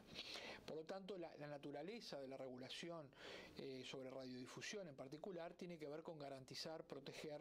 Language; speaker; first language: Spanish; native; Spanish